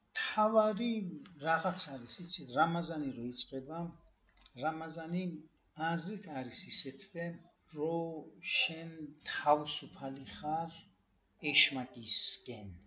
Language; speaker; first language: Georgian; early bilingual, heritage; Georgian